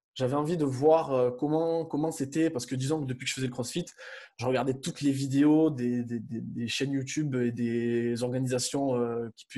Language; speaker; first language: French; native; French